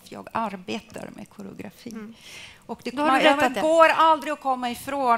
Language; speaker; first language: Swedish; non-native, fluent; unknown